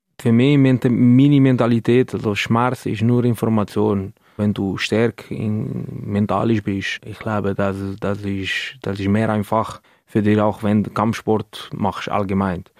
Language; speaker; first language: German; non-native, learner; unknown